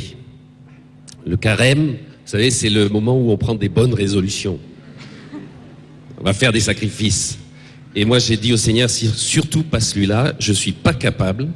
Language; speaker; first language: French; native; French